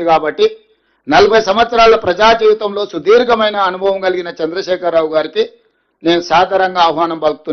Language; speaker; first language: Telugu; native; Telugu